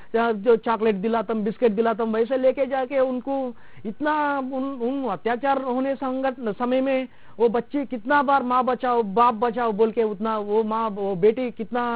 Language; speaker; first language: Hindi; non-native, local second language; Telugu